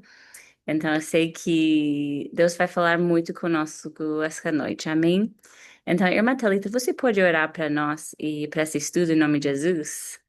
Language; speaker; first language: Portuguese; non-native, fluent; English